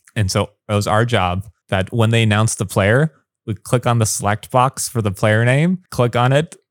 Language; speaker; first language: English; native; English